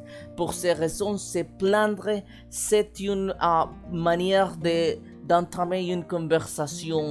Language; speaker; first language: French; non-native, fluent; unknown